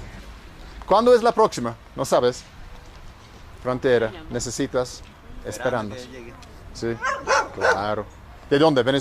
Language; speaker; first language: Spanish; non-native, learner; English